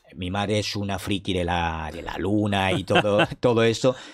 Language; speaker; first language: Spanish; non-native, fluent; French